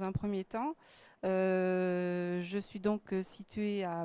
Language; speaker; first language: French; native; French